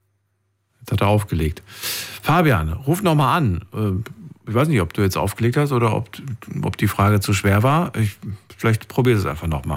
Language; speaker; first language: German; native; German